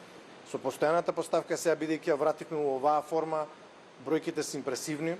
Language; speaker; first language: Macedonian; native; Macedonian